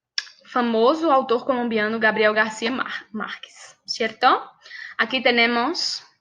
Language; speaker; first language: Spanish; non-native, fluent; Portuguese